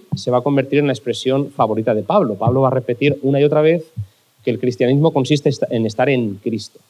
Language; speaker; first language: Spanish; native; Spanish